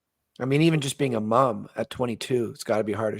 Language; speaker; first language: English; native; English